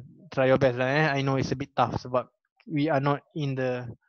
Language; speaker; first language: English; non-native, local second language; Malay